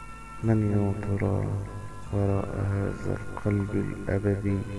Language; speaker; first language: Arabic; native; Arabic